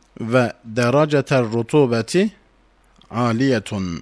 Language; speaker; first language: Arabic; non-native, fluent; Turkish